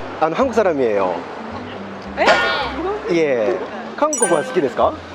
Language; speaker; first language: Japanese; non-native, fluent; Korean